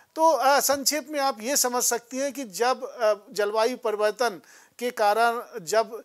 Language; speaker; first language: Hindi; native; Hindi